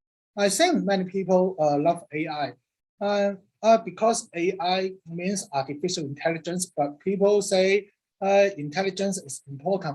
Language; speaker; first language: English; non-native, learner; Cantonese